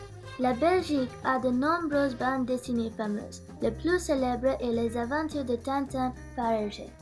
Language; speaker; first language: French; non-native, learner; English